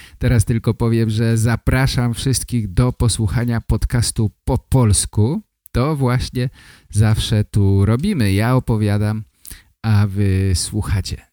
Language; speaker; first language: Polish; native; Polish